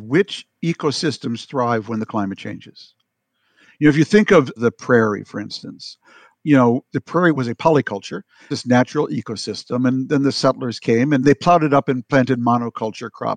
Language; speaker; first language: English; native; English